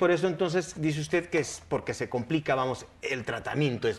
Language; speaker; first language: Spanish; native; Spanish